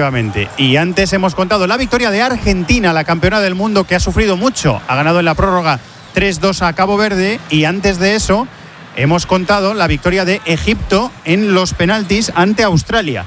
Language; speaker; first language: Spanish; native; Spanish